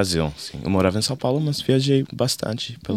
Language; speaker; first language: Portuguese; non-native, learner; English